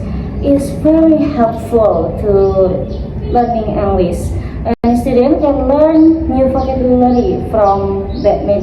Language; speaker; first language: English; non-native, learner; Indonesian